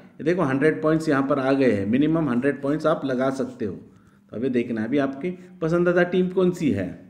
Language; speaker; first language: Hindi; non-native, local second language; Marathi